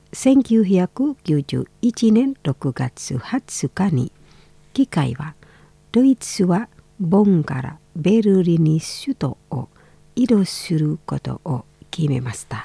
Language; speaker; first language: Japanese; non-native, fluent; Indonesian